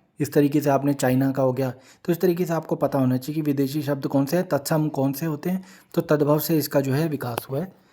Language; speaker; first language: Hindi; native; Hindi